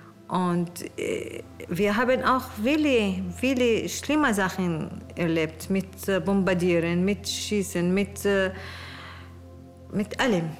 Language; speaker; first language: German; non-native, learner; Arabic